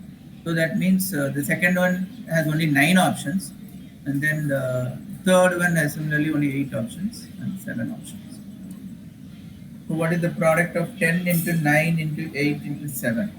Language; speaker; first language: English; non-native, local second language; Tamil